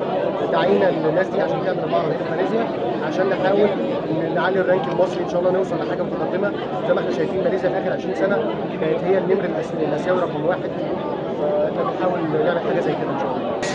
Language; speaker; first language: Arabic; native; Arabic